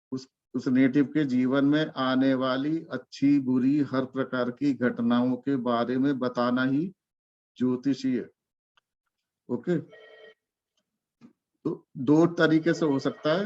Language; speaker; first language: Hindi; native; Hindi